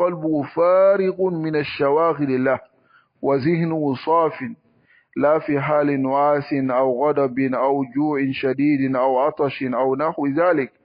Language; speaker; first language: Arabic; non-native, fluent; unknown